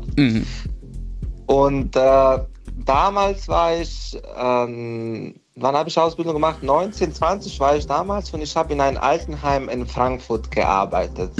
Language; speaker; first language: German; non-native, fluent; Bosnian